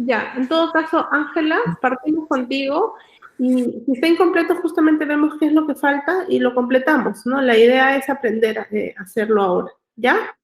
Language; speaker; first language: Spanish; native; Spanish